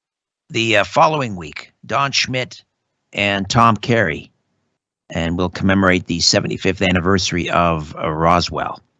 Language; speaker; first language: English; native; English